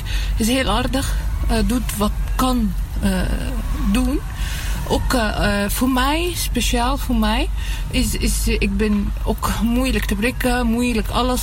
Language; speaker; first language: Dutch; non-native, learner; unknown